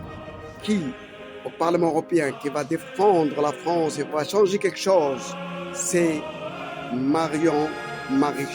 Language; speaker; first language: French; non-native, learner; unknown